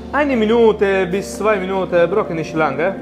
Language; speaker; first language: German; non-native, learner; Italian